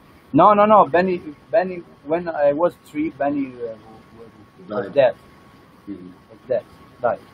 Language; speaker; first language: English; non-native, learner; Italian